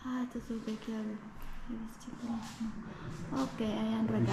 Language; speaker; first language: Italian; non-native, learner; Filipino